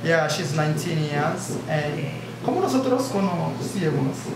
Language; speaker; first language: Spanish; non-native, learner; English